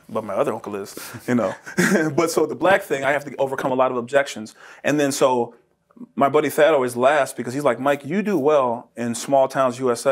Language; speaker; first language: English; native; English